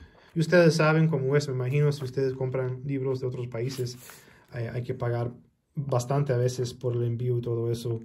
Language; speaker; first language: Spanish; early bilingual, heritage; Spanish